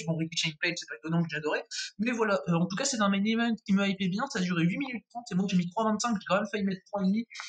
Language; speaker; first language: French; native; French